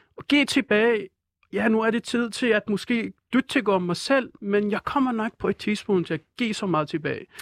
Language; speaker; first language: Danish; non-native, fluent; Persian